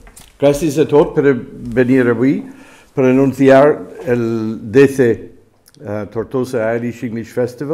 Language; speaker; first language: Catalan; non-native, learner; English